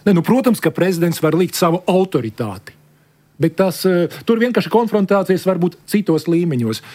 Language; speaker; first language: Latvian; non-native, local second language; Russian